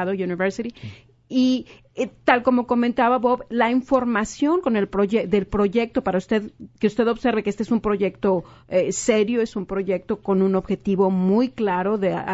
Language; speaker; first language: Spanish; native; Spanish